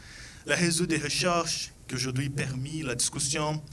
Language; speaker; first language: French; non-native, fluent; Portuguese